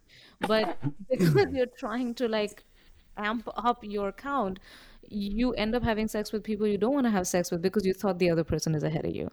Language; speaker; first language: English; non-native, local second language; Bangla